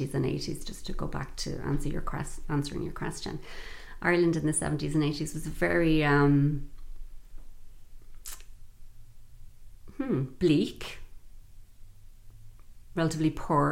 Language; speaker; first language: English; native; English